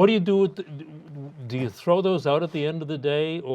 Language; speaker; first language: English; native; English